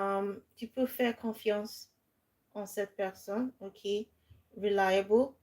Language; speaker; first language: French; non-native, fluent; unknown